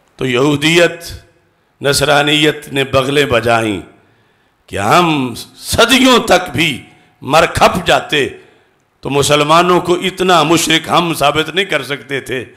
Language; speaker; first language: Urdu; non-native, local second language; Punjabi